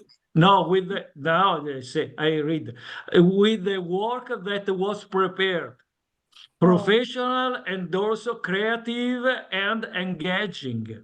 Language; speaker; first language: English; non-native, learner; Italian